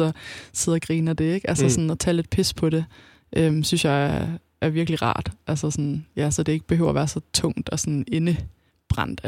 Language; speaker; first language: Danish; native; Danish